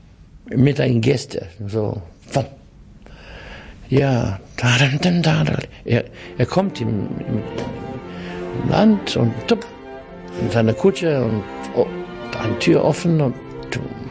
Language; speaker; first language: German; non-native, learner; English